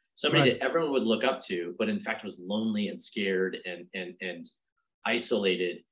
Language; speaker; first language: English; native; English